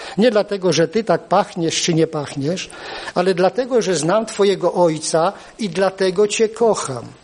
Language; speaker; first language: Polish; native; Polish